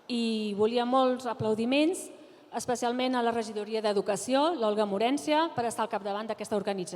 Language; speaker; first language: Catalan; native; Catalan